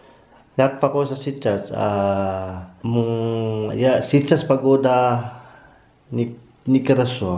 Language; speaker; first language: Russian; non-native, learner; Filipino